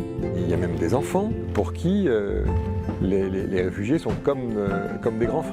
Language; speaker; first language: French; native; French